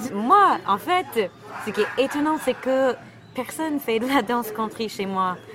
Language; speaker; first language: French; non-native, fluent; English